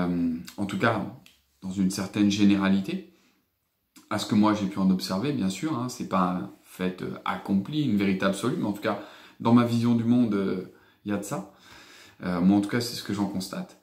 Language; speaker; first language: French; native; French